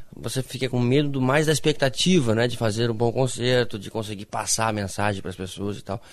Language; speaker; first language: Portuguese; native; Portuguese